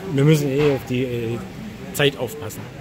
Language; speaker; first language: German; native; German